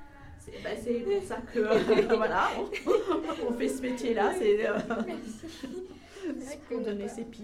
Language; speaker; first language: French; native; French